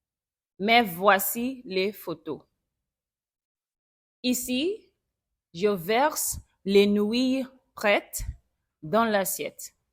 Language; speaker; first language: French; non-native, local second language; Yoruba